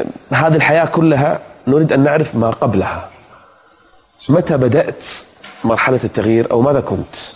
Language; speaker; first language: Arabic; native; Arabic